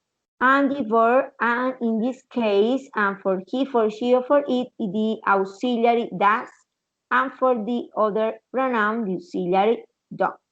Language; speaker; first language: English; non-native, learner; Spanish